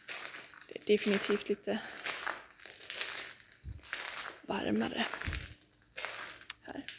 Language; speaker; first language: Swedish; non-native, fluent; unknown